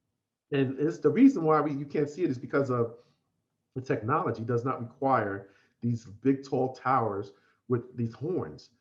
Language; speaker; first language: English; native; English